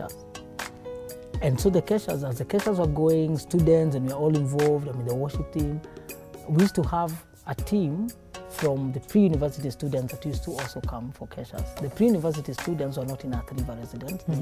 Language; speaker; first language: English; non-native, local second language; Kikuyu